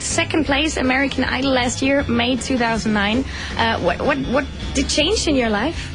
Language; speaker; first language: English; non-native, fluent; German